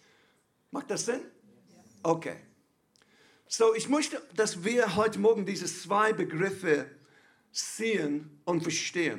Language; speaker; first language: German; non-native, fluent; English